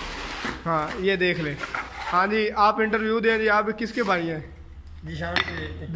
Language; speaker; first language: Urdu; non-native, local second language; Punjabi